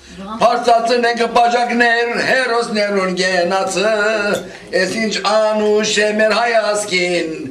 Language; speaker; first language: Armenian; early bilingual, heritage; Armenian